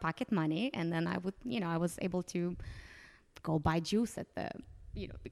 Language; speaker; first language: English; non-native, fluent; Romanian